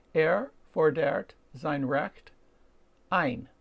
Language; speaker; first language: German; non-native, learner; English